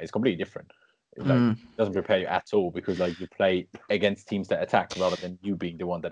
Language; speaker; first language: English; native; English